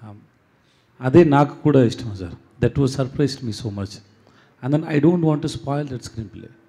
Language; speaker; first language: Telugu; non-native, learner; Tamil